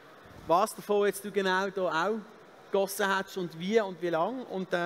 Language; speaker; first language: German; native; German